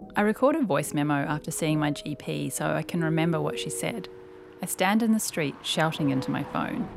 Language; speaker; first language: English; native; English